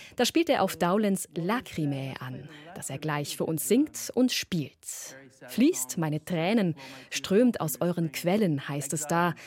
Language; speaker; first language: German; native; German